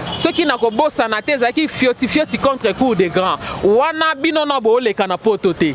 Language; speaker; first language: Lingala; non-native, local second language; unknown